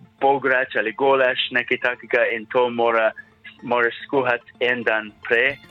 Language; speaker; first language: Slovenian; non-native, learner; English